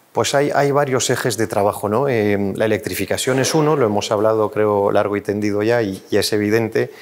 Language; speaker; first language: Spanish; non-native, fluent; French